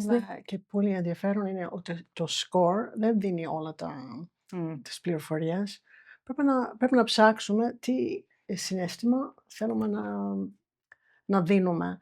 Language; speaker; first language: Greek; non-native, fluent; English